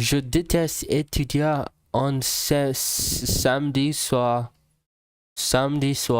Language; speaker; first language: French; non-native, learner; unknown